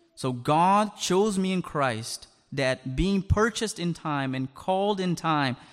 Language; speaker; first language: English; non-native, fluent; Portuguese